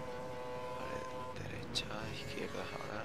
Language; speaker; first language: Spanish; native; Spanish